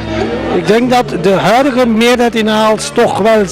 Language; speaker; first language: Dutch; native; Dutch